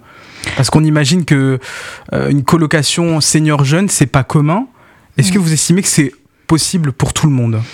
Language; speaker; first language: French; native; French